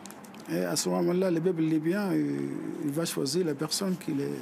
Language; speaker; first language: French; non-native, fluent; Arabic